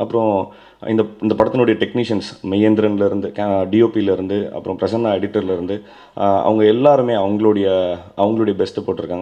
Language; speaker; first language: Tamil; native; Tamil